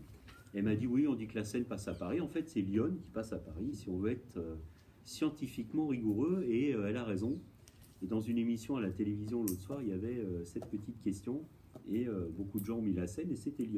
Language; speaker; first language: French; native; French